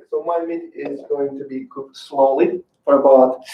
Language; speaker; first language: English; non-native, fluent; Azerbaijani